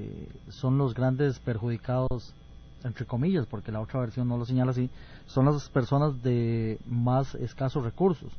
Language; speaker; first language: Spanish; native; Spanish